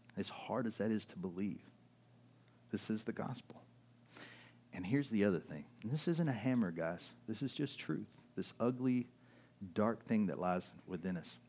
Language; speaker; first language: English; early bilingual, other home language; German